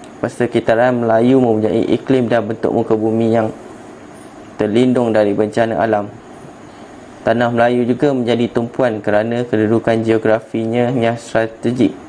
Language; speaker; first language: Malay; native; Malay